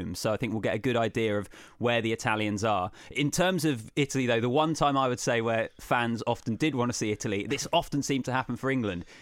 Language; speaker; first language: English; native; English